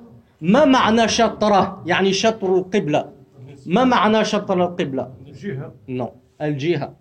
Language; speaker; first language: Arabic; non-native, fluent; French